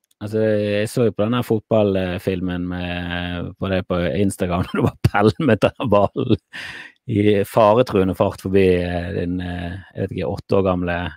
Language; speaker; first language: Norwegian; native; Norwegian